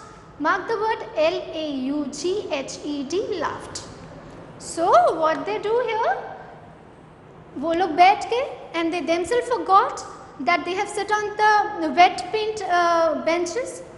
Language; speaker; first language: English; non-native, local second language; Hindi